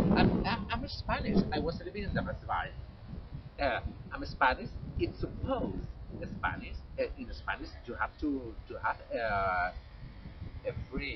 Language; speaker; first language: English; non-native, learner; Spanish